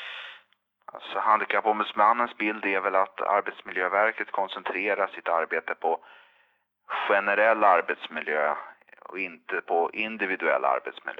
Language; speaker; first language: Swedish; native; Swedish